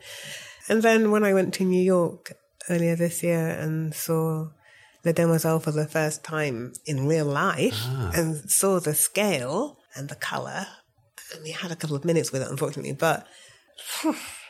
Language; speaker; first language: English; native; English